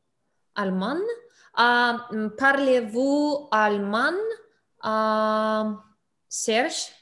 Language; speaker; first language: French; non-native, learner; English